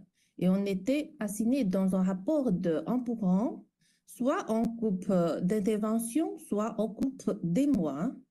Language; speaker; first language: French; non-native, fluent; Chinese